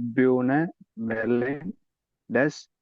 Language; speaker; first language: German; non-native, learner; Tamil